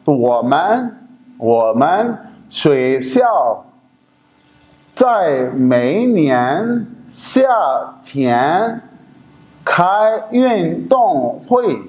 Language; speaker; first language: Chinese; non-native, fluent; Urdu